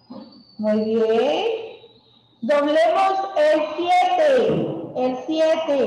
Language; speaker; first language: Spanish; native; Spanish